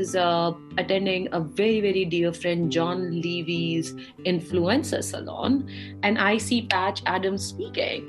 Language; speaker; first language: English; non-native, local second language; Hindi